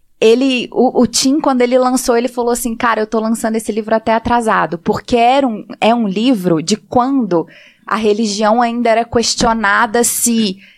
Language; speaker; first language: Portuguese; native; Portuguese